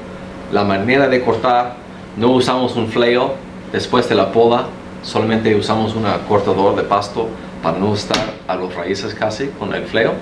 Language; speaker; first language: Spanish; early bilingual, heritage; Spanish